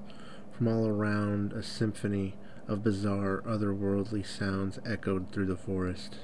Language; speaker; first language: English; native; English